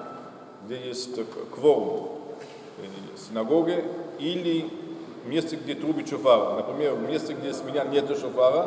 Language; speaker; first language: Russian; non-native, fluent; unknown